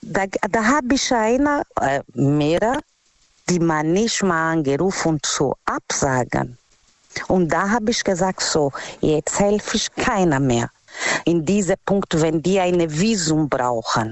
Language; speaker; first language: German; non-native, learner; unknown